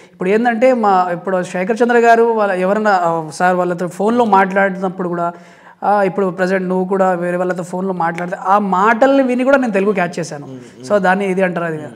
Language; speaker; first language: Telugu; non-native, local second language; Urdu